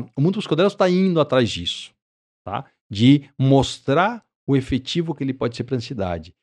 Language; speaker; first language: Portuguese; early bilingual, other home language; Spanish